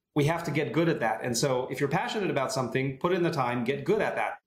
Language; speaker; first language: English; non-native, fluent; Hebrew